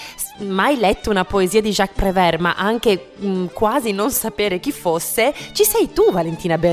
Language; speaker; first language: Italian; native; Italian